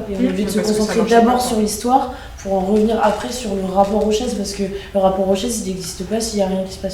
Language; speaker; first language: French; native; French